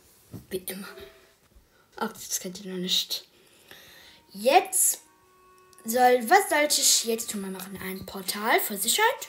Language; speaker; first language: German; early bilingual, other home language; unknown